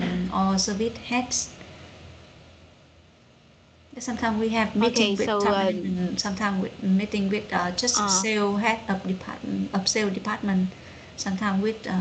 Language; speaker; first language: English; non-native, learner; Vietnamese